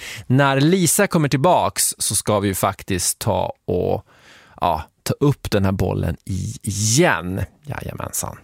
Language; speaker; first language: Swedish; native; Swedish